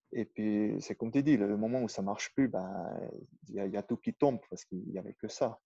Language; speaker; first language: French; non-native, local second language; German